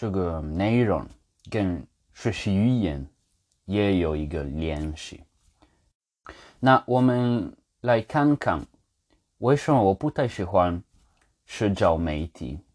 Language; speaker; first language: Chinese; non-native, fluent; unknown